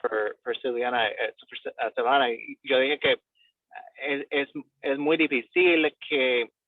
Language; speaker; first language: Spanish; non-native, fluent; English